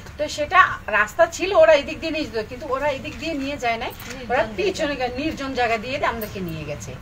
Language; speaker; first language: Bangla; non-native, local second language; Santali